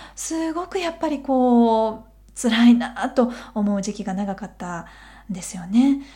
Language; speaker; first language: Japanese; native; Japanese